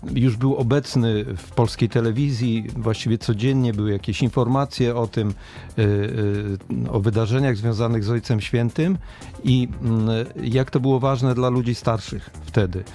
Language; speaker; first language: Polish; native; Polish